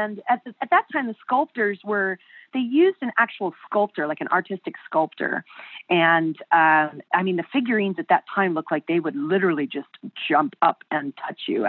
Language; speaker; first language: English; native; English